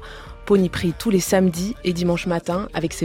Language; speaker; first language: French; native; French